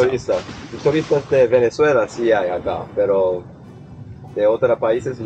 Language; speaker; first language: Spanish; non-native, learner; English